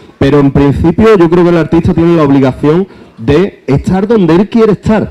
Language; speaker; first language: Spanish; native; Spanish